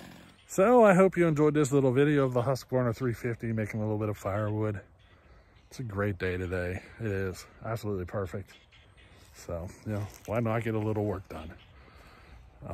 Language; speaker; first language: English; native; English